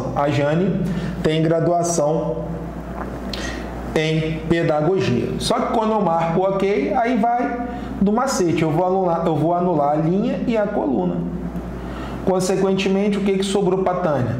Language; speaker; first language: Portuguese; native; Portuguese